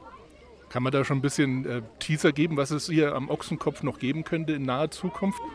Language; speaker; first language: German; native; German